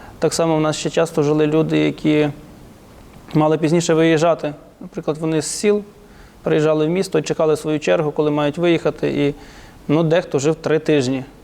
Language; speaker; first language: Ukrainian; native; Ukrainian